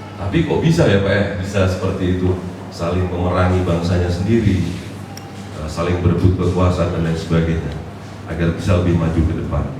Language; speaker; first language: Indonesian; native; Indonesian